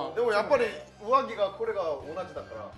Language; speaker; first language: Japanese; non-native, learner; Korean